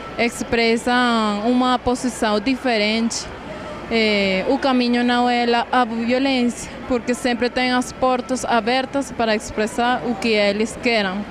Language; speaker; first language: Portuguese; non-native, fluent; Spanish